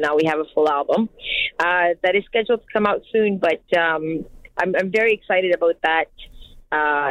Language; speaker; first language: English; non-native, fluent; French